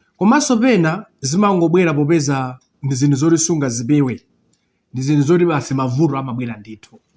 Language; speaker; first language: Nyanja; non-native, local second language; Tumbuka